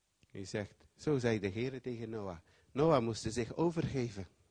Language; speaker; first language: Dutch; non-native, fluent; Papiamento